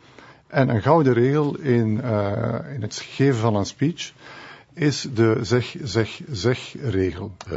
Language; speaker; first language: Dutch; native; Dutch